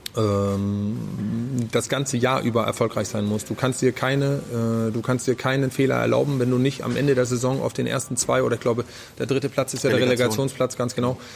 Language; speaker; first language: German; early bilingual, other home language; Danish